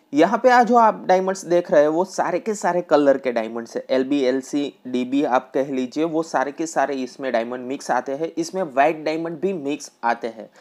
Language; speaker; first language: Hindi; non-native, local second language; Gujarati